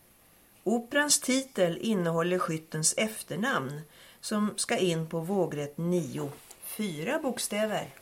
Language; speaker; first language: Swedish; native; Swedish